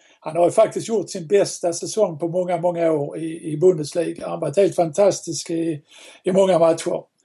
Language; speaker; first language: Swedish; native; Swedish